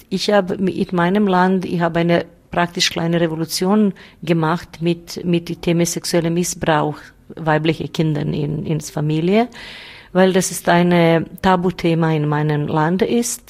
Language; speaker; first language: German; non-native, learner; Bosnian